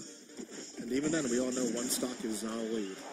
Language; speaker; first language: English; native; English